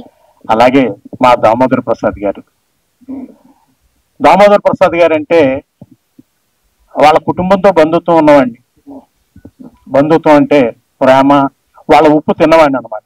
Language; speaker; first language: Telugu; native; Telugu